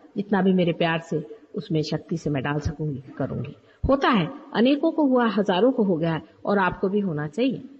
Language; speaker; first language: Hindi; native; Hindi